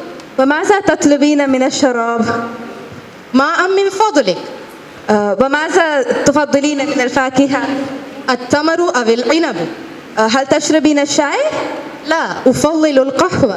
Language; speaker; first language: Arabic; non-native, learner; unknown